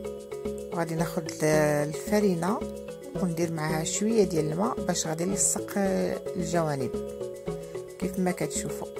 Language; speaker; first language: Arabic; native; Arabic